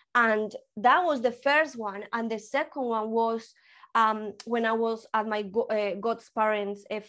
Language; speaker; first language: English; early bilingual, other home language; Spanish